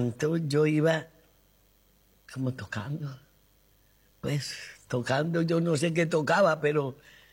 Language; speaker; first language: Spanish; native; Spanish